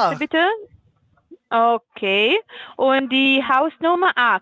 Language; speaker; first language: German; non-native, fluent; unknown